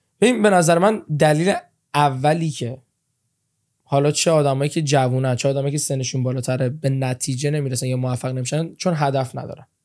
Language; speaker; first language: Persian; early bilingual, heritage; Persian